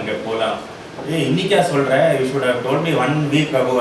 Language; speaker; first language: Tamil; non-native, learner; Malayalam